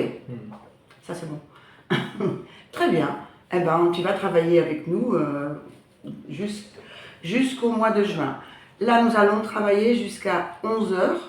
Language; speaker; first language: French; native; French